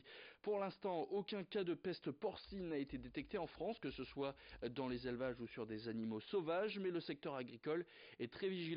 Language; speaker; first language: French; native; French